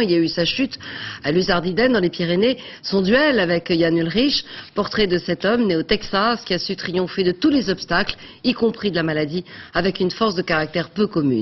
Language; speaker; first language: French; native; French